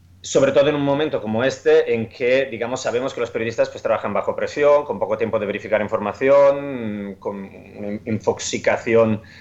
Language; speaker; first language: Spanish; non-native, fluent; Italian